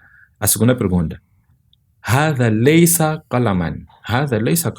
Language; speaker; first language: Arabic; non-native, fluent; Portuguese